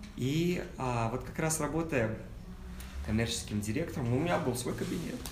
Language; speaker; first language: Russian; native; Russian